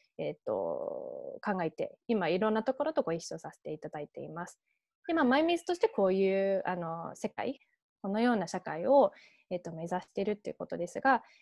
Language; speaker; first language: Japanese; early bilingual, heritage; Japanese